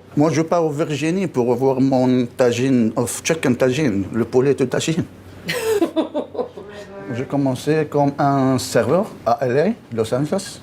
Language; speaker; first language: French; non-native, local second language; Arabic